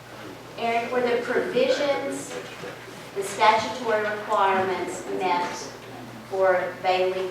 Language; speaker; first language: English; native; English